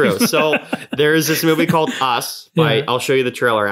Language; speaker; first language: English; native; English